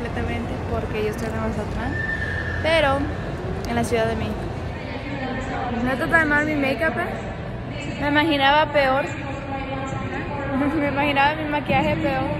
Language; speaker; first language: Spanish; early bilingual, heritage; Spanish